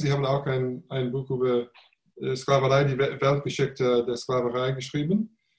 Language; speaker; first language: German; non-native, fluent; English